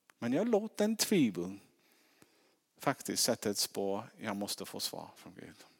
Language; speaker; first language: Swedish; non-native, fluent; English